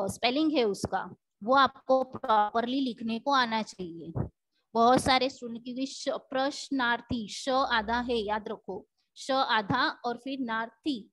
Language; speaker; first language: Hindi; non-native, local second language; Marathi